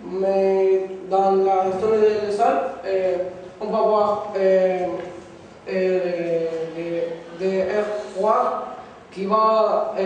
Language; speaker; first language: French; non-native, learner; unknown